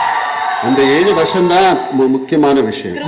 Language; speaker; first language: Tamil; non-native, learner; Malayalam